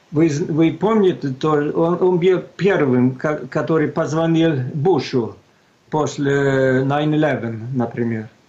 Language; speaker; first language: Russian; non-native, fluent; Swedish